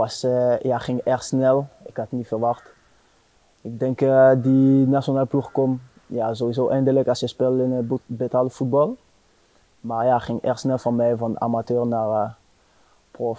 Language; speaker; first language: Dutch; non-native, fluent; French